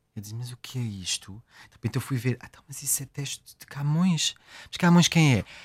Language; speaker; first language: Portuguese; early bilingual, heritage; French